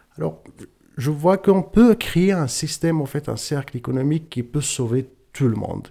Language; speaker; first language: French; non-native, local second language; Tachelhit